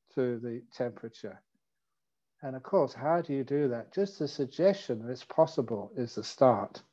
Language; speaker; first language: English; native; English